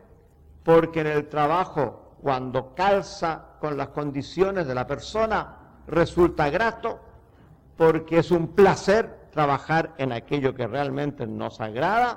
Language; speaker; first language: Spanish; native; Spanish